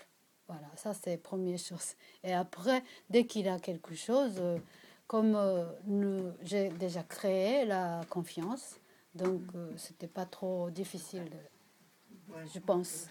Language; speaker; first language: French; non-native, learner; Japanese